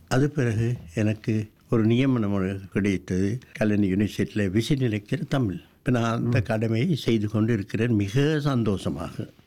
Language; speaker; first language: Tamil; non-native, local second language; Sinhala